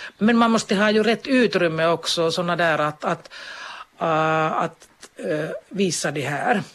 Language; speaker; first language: Swedish; non-native, local second language; Finnish